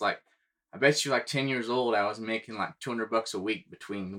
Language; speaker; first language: English; native; English